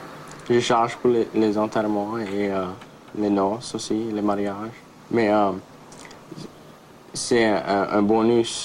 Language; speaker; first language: French; non-native, local second language; English